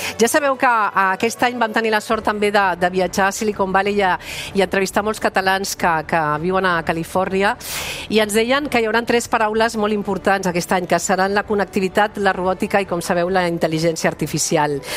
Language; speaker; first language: Catalan; native; Catalan